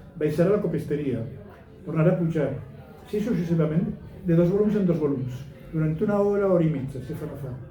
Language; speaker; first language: Catalan; non-native, local second language; Spanish